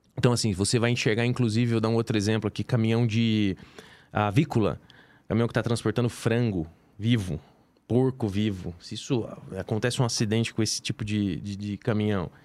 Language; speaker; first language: Portuguese; native; Portuguese